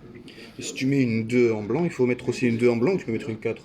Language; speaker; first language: French; native; French